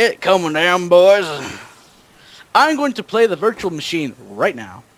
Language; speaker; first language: English; native; English